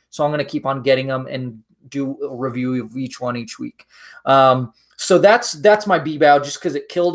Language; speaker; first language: English; native; English